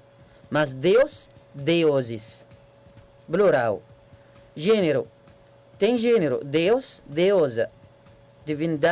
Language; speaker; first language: Portuguese; non-native, learner; Arabic